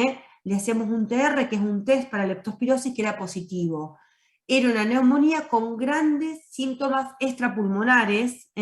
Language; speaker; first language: Spanish; native; Spanish